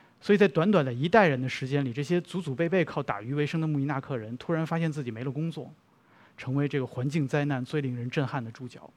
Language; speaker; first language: Chinese; native; Chinese